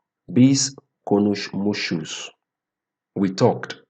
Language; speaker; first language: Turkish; non-native, fluent; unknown